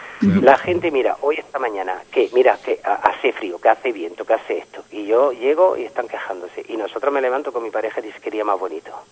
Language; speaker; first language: Spanish; early bilingual, heritage; Spanish